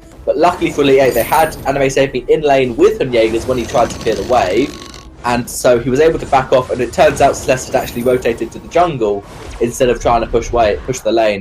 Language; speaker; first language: English; native; English